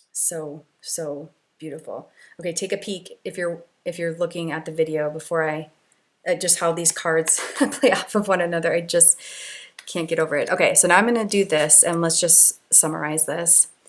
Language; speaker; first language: English; native; English